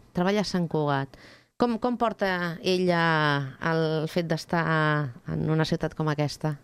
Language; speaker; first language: Catalan; native; Catalan